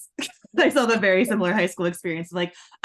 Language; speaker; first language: English; native; English